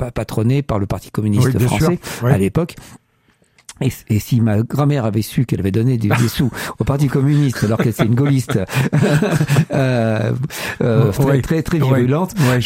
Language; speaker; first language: French; native; French